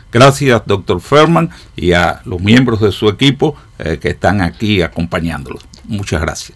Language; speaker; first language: Spanish; native; Spanish